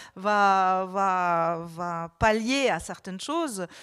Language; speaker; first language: French; non-native, fluent; German